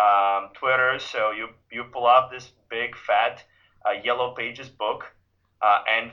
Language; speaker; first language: English; non-native, fluent; Ukrainian